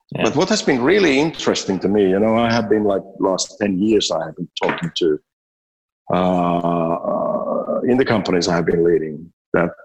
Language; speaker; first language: English; non-native, fluent; Finnish